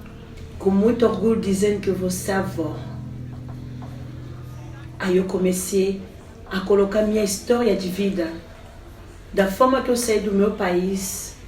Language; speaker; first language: Portuguese; non-native, fluent; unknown